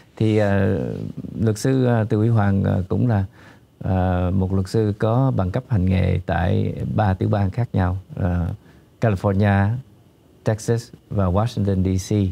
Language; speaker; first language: Vietnamese; native; Vietnamese